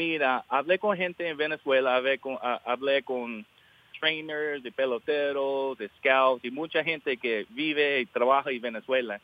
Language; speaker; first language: Spanish; early bilingual, heritage; English